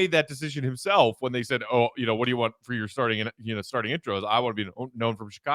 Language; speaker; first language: English; native; English